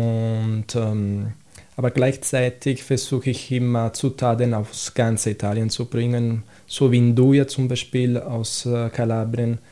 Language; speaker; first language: German; non-native, fluent; Italian